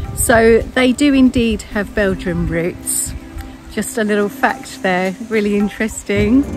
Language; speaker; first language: English; native; English